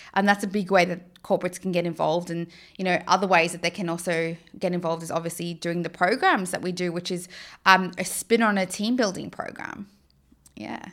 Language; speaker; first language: English; native; English